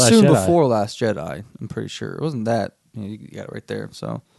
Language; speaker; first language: English; native; English